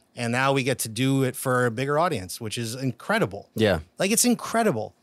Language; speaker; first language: English; native; English